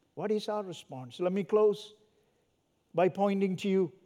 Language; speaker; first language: English; non-native, local second language; Malayalam